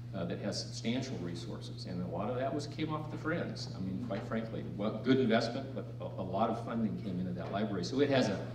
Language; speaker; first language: English; native; English